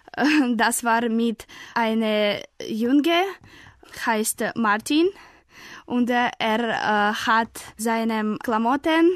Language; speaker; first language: German; non-native, learner; Russian